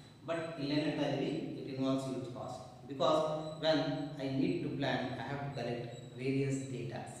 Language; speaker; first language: English; non-native, local second language; Kannada